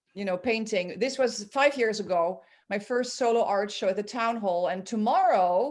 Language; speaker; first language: English; non-native, fluent; Dutch